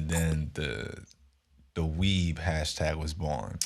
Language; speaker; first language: English; native; English